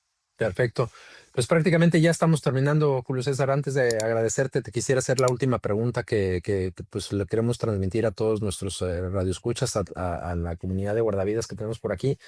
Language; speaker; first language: Spanish; native; Spanish